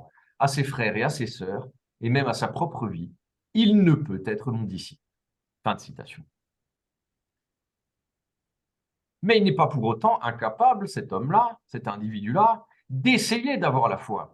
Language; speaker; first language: French; native; French